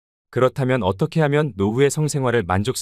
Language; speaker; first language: Korean; native; Korean